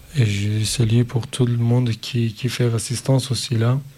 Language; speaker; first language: French; non-native, learner; Kurdish